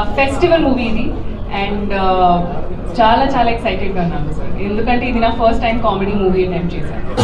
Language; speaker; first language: Telugu; non-native, learner; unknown